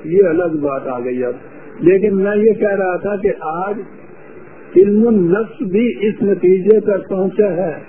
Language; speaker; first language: Urdu; non-native, local second language; Punjabi